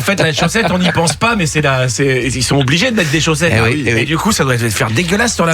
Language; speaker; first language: French; native; French